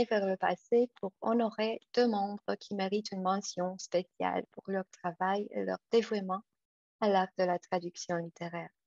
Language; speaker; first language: French; non-native, fluent; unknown